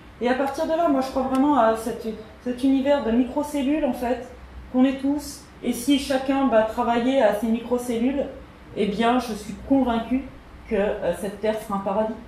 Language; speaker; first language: French; native; French